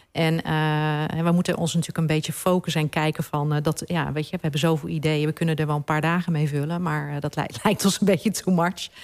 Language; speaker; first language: Dutch; native; Dutch